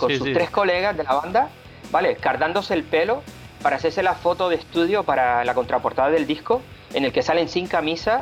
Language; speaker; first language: Spanish; native; Spanish